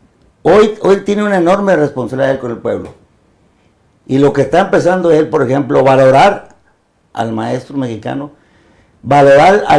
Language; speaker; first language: Spanish; native; Spanish